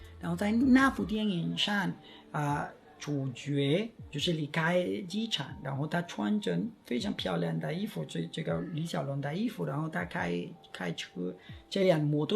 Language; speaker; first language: Chinese; non-native, fluent; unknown